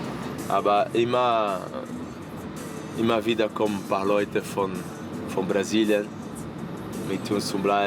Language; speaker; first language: German; non-native, fluent; Portuguese